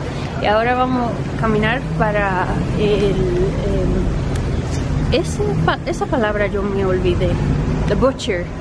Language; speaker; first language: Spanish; early bilingual, heritage; Spanish